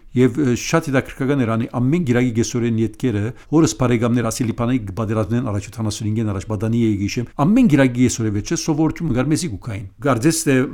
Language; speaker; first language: Armenian; early bilingual, heritage; Armenian